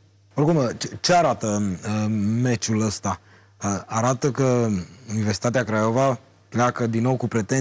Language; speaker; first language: Romanian; native; Romanian